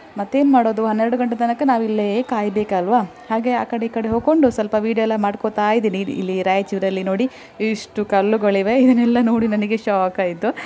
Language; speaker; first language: Kannada; non-native, local second language; Tulu